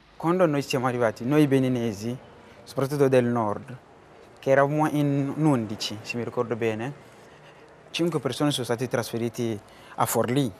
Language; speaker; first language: Italian; non-native, fluent; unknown